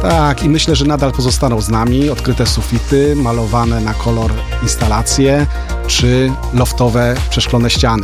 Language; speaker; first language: Polish; native; Polish